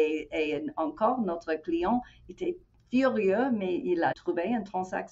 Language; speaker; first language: French; non-native, fluent; English